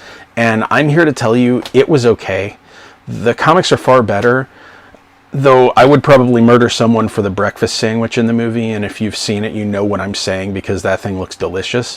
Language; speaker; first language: English; native; English